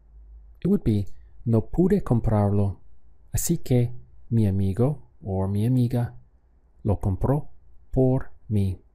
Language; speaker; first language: Spanish; non-native, fluent; English